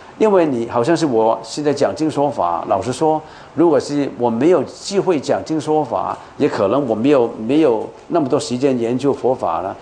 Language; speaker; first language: Chinese; non-native, local second language; Cantonese